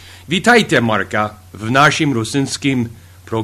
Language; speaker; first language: Slovak; early bilingual, heritage; Rusyn